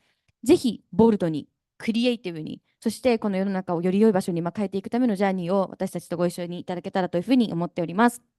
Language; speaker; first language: Japanese; native; Japanese